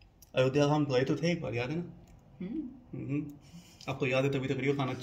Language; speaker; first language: Hindi; native; Hindi